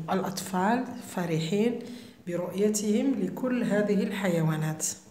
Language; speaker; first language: French; non-native, local second language; Arabic